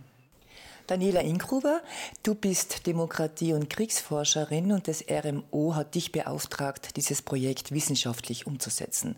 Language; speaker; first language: German; native; German